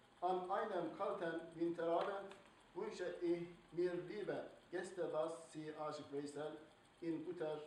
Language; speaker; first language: German; non-native, learner; Turkish